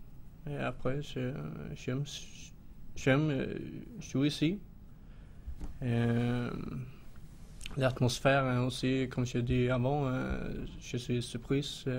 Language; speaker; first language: French; non-native, learner; Swedish